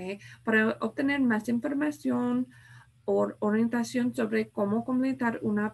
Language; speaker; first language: Spanish; non-native, fluent; English